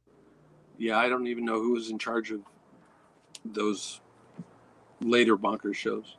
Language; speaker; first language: English; native; English